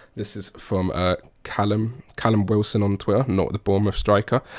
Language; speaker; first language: English; native; English